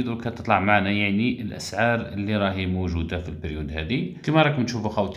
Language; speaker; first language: Arabic; native; Arabic